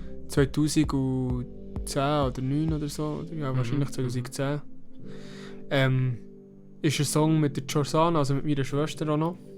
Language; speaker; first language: German; native; German